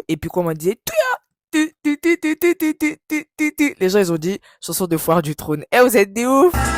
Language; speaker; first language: French; native; French